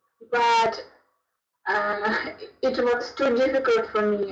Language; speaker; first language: English; non-native, learner; Russian